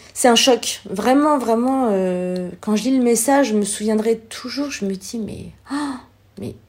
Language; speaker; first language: French; early bilingual, other home language; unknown